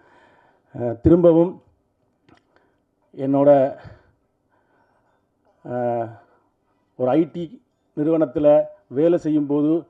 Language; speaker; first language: Tamil; native; Tamil